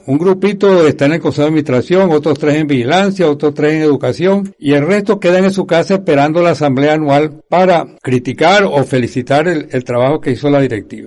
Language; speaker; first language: Spanish; native; Spanish